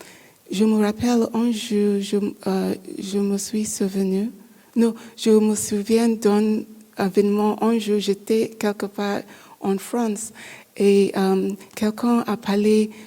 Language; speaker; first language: French; non-native, learner; English